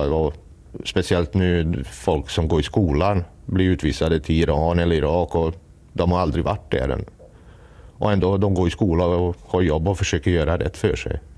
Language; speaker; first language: Swedish; non-native, fluent; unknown